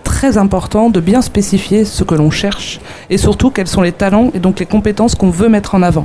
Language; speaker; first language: French; native; French